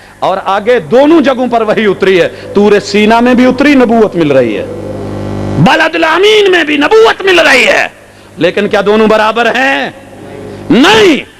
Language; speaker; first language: Urdu; non-native, local second language; Punjabi